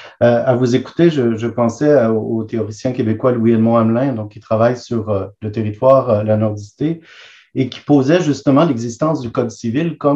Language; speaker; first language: French; native; French